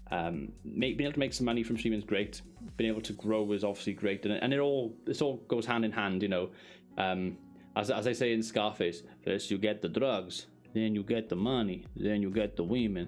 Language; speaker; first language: English; native; English